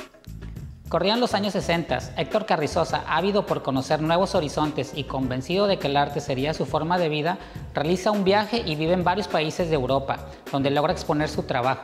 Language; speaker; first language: Spanish; native; Spanish